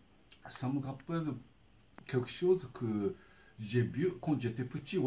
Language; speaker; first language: French; non-native, fluent; Japanese